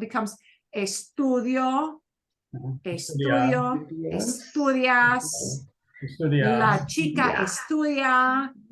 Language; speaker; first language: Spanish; non-native, fluent; English